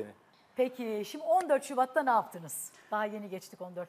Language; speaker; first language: Turkish; native; Turkish